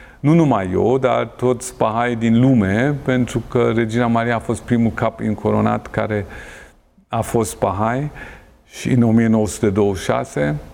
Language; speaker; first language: Romanian; non-native, fluent; German